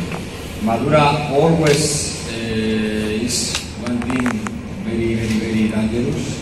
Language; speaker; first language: English; non-native, learner; Spanish